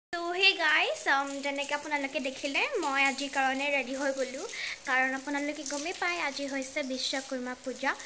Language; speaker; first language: Hindi; non-native, local second language; Assamese